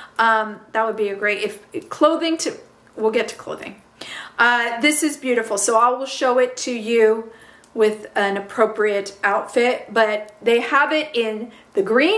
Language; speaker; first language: English; native; English